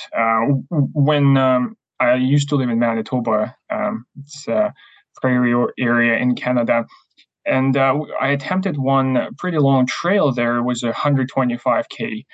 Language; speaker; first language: English; non-native, fluent; Ukrainian